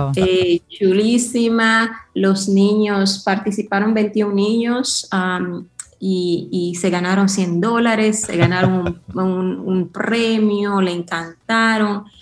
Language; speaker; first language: Spanish; early bilingual, heritage; Spanish